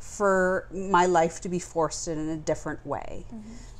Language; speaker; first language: English; native; English